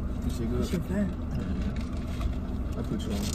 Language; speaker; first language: English; native; English